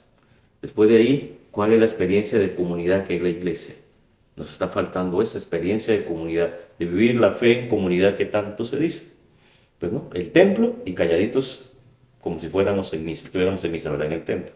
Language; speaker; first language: Spanish; native; Spanish